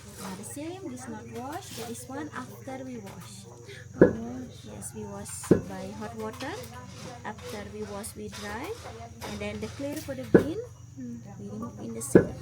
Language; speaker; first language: English; non-native, learner; Indonesian